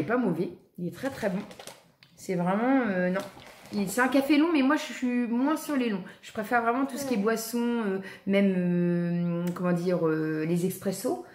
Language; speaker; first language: French; native; French